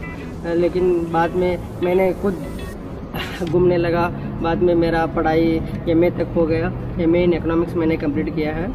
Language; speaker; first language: Hindi; non-native, local second language; Kannada